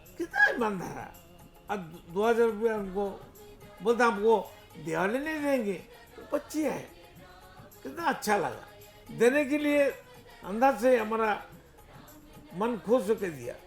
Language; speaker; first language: Hindi; non-native, local second language; Bangla